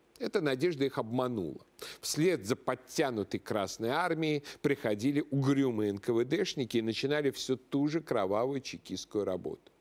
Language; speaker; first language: Russian; native; Russian